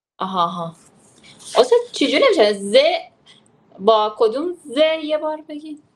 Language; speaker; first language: Persian; native; Persian